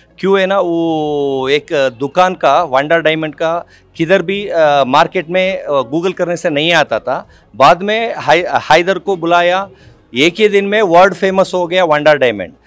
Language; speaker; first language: Hindi; non-native, local second language; Kannada